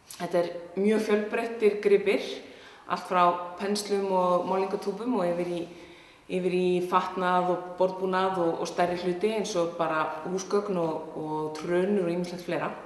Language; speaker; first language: Icelandic; native; Icelandic